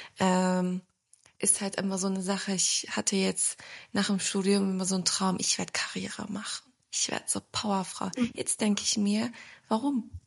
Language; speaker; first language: German; early bilingual, other home language; Turkish